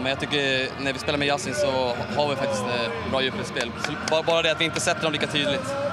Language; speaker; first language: Swedish; native; Swedish